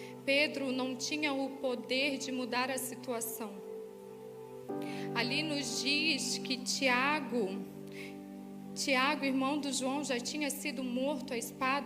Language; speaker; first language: Portuguese; native; Portuguese